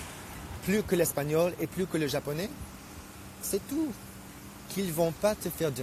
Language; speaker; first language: French; non-native, fluent; English